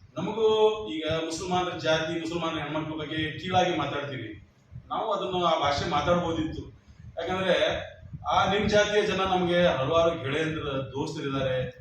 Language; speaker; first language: Kannada; non-native, local second language; Urdu